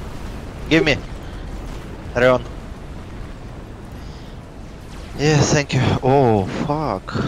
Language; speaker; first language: English; non-native, learner; Russian